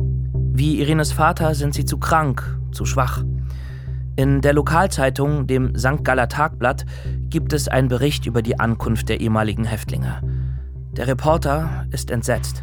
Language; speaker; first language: German; native; German